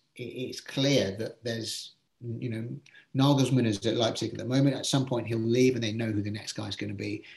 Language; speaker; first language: English; native; English